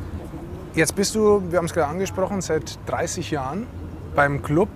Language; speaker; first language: German; native; German